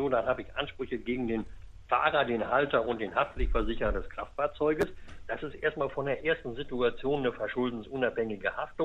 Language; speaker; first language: German; native; German